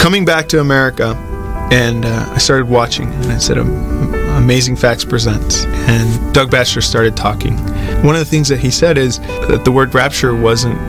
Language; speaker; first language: English; non-native, fluent; Spanish